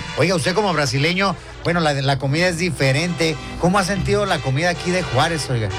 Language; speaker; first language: Spanish; native; Spanish